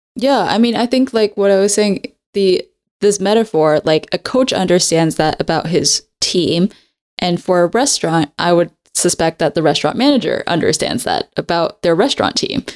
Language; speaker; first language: English; native; English